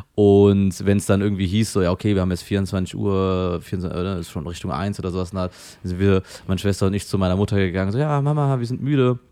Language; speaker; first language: German; early bilingual, other home language; Filipino